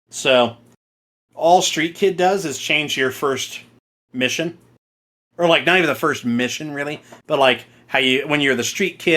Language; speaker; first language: English; native; English